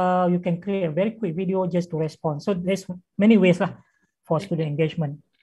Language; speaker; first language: English; non-native, local second language; Malay